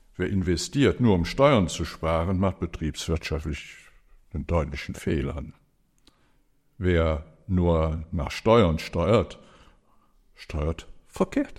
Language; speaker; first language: German; native; German